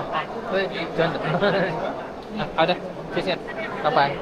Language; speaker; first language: Chinese; non-native, learner; Amharic